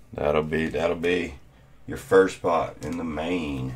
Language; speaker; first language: English; native; English